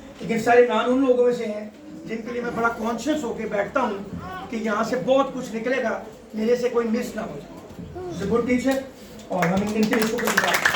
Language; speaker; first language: Urdu; non-native, local second language; Punjabi